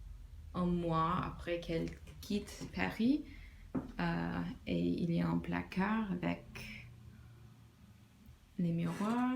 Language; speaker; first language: French; non-native, learner; English